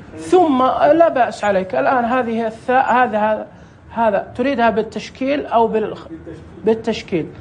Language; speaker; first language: Arabic; native; Arabic